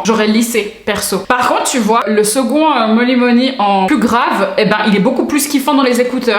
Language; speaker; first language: French; native; French